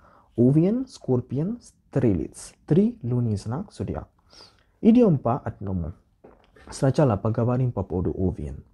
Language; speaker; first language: Russian; non-native, learner; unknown